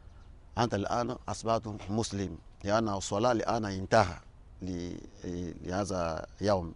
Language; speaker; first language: Arabic; non-native, learner; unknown